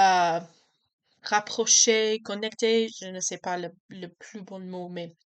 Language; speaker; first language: French; non-native, learner; English